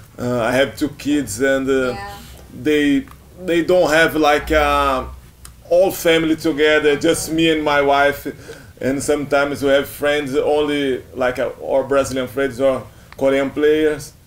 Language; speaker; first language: English; non-native, learner; Portuguese